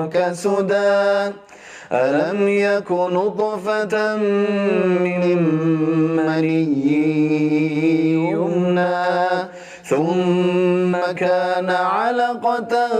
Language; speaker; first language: Arabic; native; Arabic